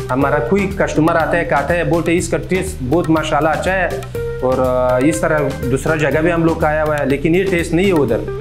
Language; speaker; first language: Hindi; non-native, fluent; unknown